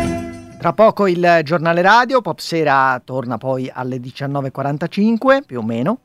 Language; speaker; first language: Italian; native; Italian